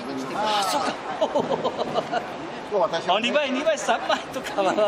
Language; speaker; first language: Japanese; non-native, learner; Chinese